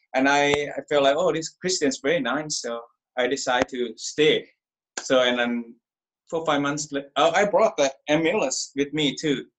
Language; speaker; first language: English; non-native, learner; Thai